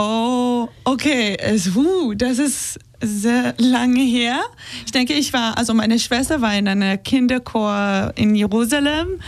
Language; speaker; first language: German; non-native, fluent; Hebrew